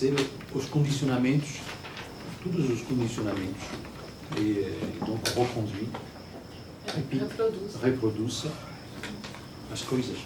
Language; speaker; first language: Portuguese; non-native, learner; Italian